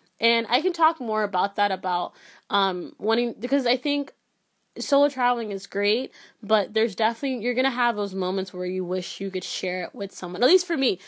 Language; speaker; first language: English; early bilingual, other home language; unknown